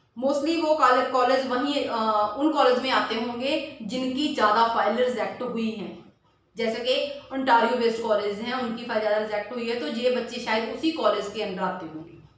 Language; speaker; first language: Hindi; non-native, local second language; Punjabi